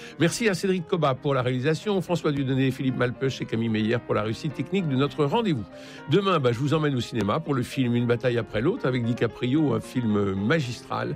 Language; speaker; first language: French; native; French